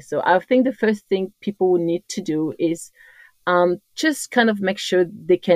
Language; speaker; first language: English; non-native, fluent; French